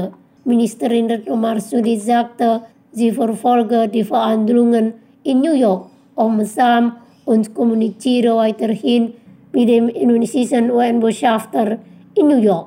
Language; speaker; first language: German; non-native, fluent; Indonesian